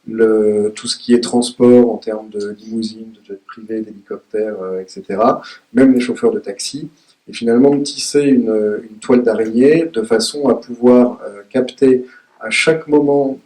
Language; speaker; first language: French; native; French